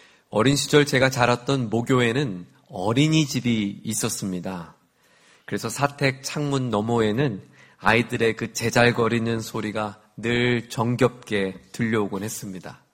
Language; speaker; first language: Korean; native; Korean